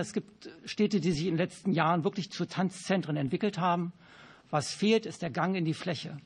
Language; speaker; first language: German; native; German